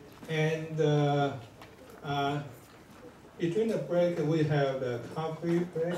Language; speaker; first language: English; non-native, fluent; Chinese